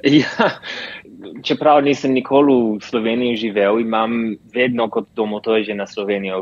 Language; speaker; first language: Slovenian; early bilingual, heritage; English